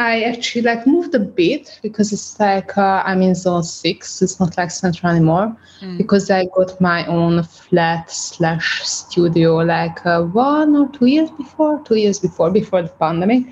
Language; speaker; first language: English; non-native, fluent; Hungarian